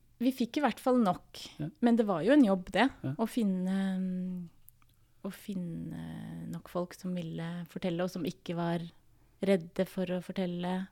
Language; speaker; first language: Norwegian; native; Norwegian